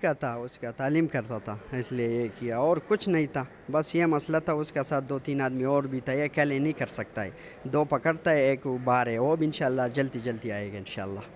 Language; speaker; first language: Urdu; non-native, local second language; Pashto